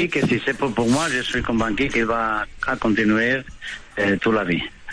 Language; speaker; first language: French; non-native, fluent; Spanish